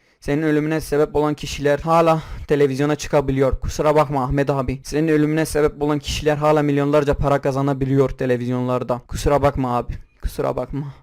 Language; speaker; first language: Turkish; non-native, local second language; Kurdish